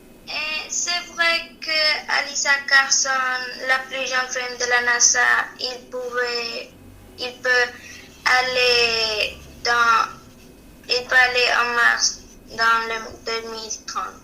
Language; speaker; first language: French; non-native, learner; Spanish